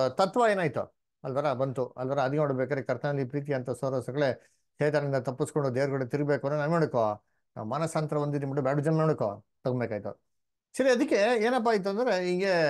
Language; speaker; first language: Kannada; native; Kannada